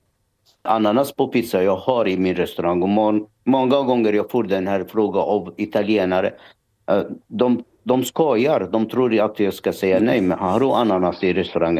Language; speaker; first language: Swedish; non-native, fluent; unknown